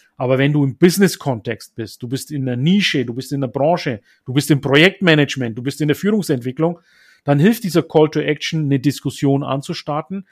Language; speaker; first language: German; early bilingual, other home language; Turkish